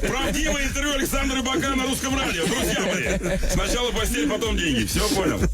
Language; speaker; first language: Russian; native; Russian